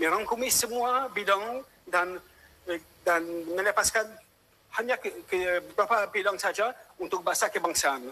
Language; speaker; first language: Indonesian; non-native, fluent; French